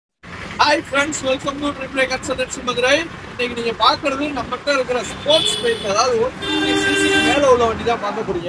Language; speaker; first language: Tamil; native; Tamil